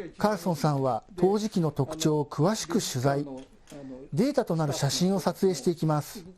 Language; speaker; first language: Japanese; native; Japanese